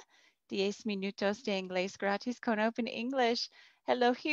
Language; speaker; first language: Spanish; non-native, fluent; English